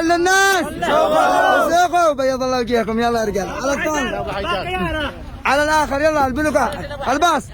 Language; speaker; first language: Arabic; native; Arabic